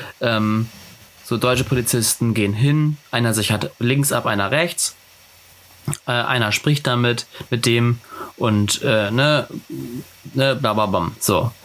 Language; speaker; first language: German; native; German